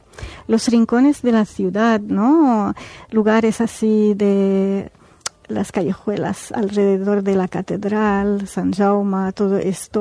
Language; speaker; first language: Spanish; non-native, fluent; Arabic